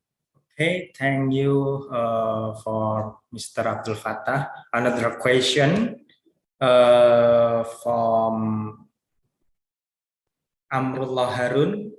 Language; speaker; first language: English; non-native, learner; Indonesian